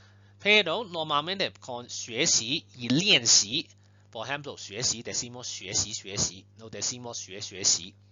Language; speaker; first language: Spanish; non-native, fluent; Chinese